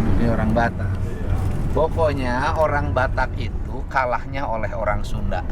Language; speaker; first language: Indonesian; non-native, local second language; Sundanese